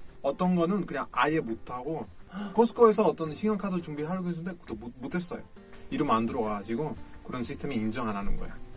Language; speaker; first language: Korean; non-native, fluent; Spanish